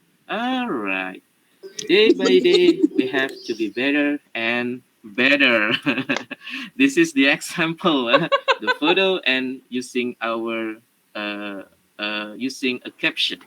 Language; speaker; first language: English; non-native, learner; Indonesian